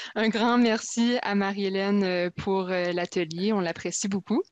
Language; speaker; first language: French; native; French